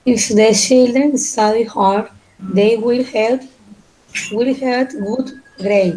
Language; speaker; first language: English; non-native, learner; Spanish